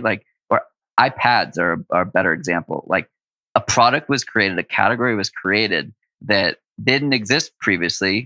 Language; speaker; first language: English; native; English